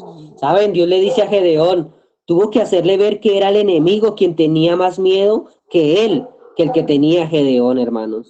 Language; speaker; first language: Spanish; native; Spanish